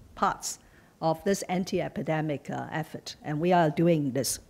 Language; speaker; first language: English; non-native, local second language; Chinese